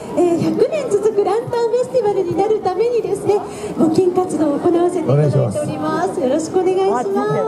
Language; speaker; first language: Japanese; native; Japanese